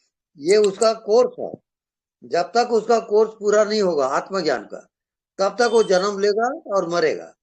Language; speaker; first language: Hindi; native; Hindi